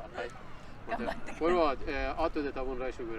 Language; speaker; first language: Japanese; non-native, learner; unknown